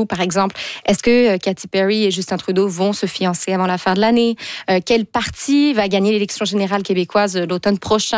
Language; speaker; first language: French; native; French